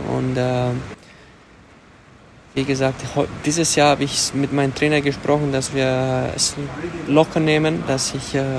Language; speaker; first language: German; early bilingual, other home language; Romanian